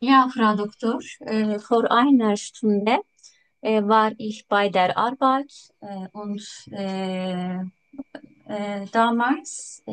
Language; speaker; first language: German; non-native, learner; Turkish